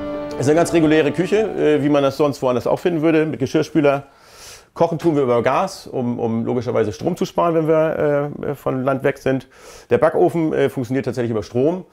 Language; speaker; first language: German; native; German